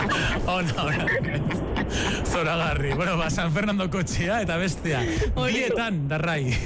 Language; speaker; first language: Basque; native; Basque